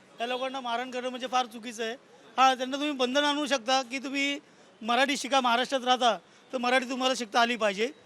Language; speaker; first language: Marathi; non-native, local second language; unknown